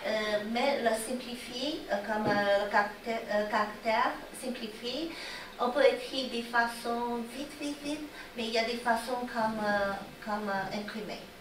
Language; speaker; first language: French; non-native, learner; Chinese